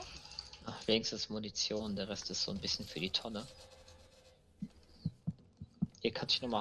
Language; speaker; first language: German; native; German